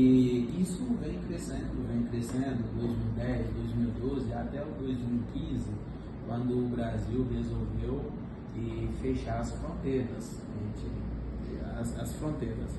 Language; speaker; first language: Portuguese; non-native, fluent; Haitian Creole